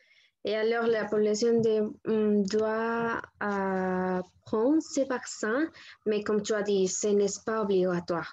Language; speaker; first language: French; non-native, learner; Spanish